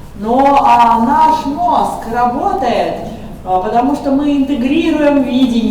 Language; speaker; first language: Russian; native; Russian